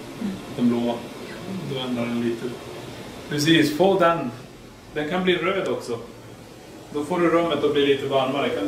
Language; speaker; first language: Swedish; native; Swedish